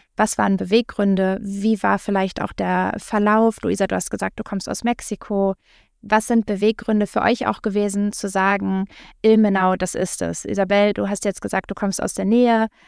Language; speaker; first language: German; native; German